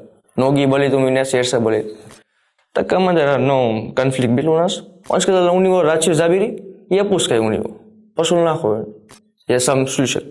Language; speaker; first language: Russian; non-native, learner; Gujarati